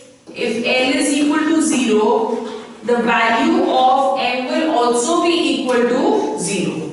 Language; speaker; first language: English; non-native, local second language; Hindi